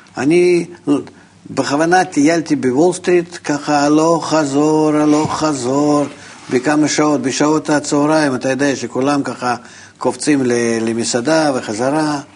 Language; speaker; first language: Hebrew; non-native, fluent; Russian